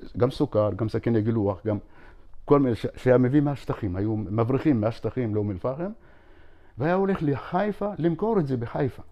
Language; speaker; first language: Hebrew; non-native, local second language; Arabic